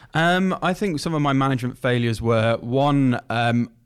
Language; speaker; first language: English; native; English